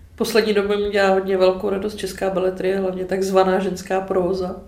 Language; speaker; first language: Czech; native; Czech